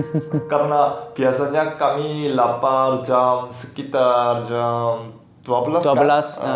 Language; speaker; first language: Indonesian; non-native, learner; Korean